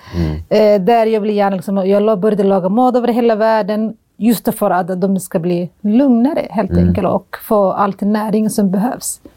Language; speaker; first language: Swedish; non-native, fluent; Somali